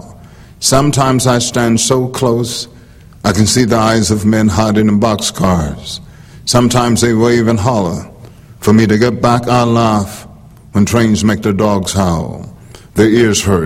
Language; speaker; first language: English; native; English